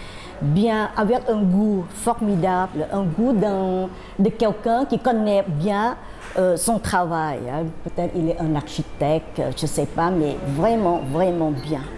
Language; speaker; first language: French; non-native, fluent; Thai